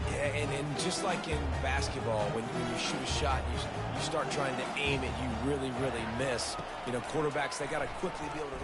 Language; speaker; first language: English; native; English